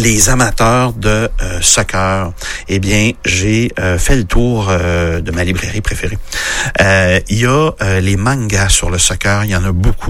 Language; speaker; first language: French; native; French